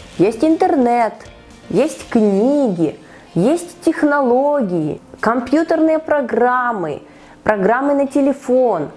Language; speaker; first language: Russian; native; Russian